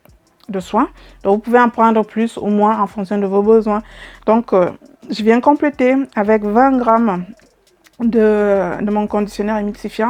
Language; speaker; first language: French; native; French